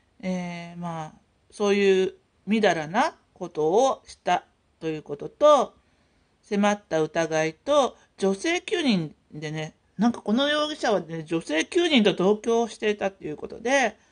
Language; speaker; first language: Japanese; native; Japanese